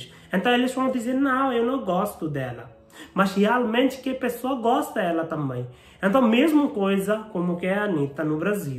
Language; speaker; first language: Portuguese; non-native, learner; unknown